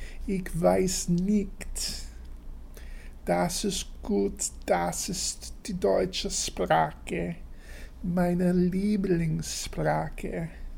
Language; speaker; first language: German; non-native, learner; English